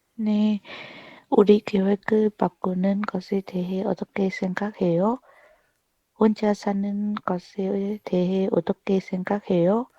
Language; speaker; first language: Korean; non-native, learner; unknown